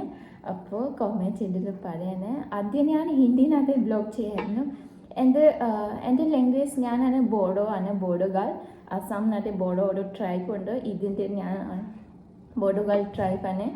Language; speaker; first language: Malayalam; non-native, learner; Bodo